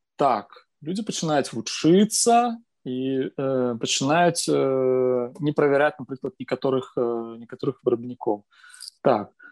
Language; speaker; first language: Belarusian; non-native, local second language; Russian